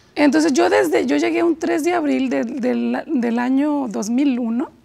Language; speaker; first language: Spanish; native; Spanish